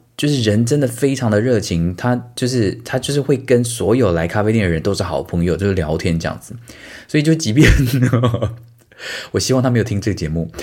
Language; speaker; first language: Chinese; native; Chinese